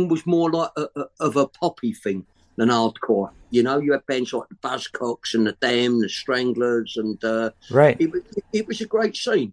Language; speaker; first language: English; native; English